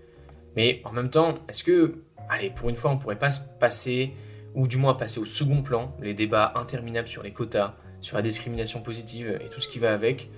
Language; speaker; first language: French; native; French